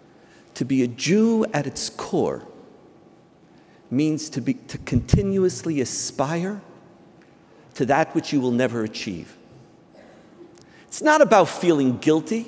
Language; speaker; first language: English; native; English